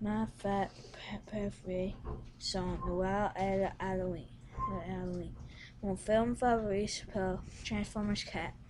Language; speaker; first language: French; non-native, learner; English